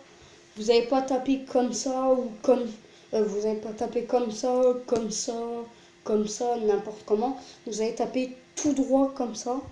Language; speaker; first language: French; native; French